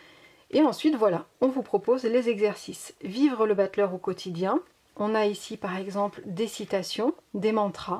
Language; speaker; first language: French; native; French